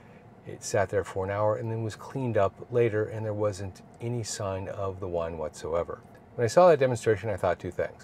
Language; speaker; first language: English; native; English